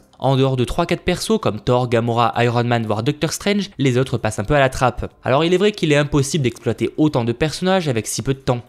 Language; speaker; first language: French; native; French